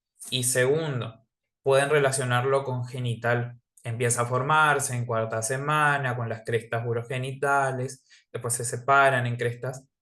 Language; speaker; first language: Spanish; native; Spanish